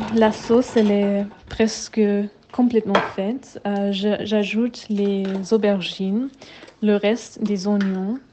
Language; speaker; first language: French; non-native, fluent; German